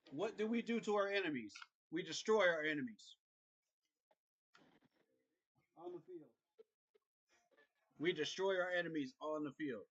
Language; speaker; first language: English; native; English